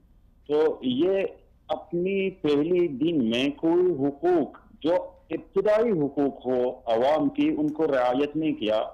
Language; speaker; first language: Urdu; non-native, learner; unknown